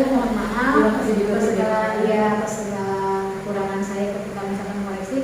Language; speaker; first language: Indonesian; native; Indonesian